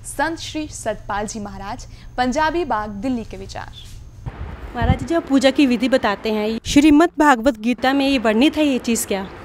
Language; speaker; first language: Hindi; native; Hindi